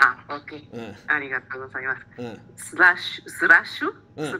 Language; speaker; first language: Japanese; non-native, learner; Spanish